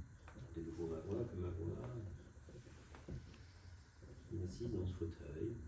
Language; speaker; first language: French; native; French